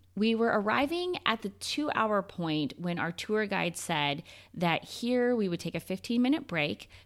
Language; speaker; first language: English; native; English